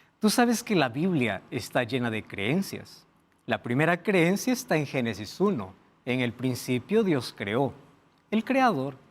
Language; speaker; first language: Spanish; non-native, fluent; Portuguese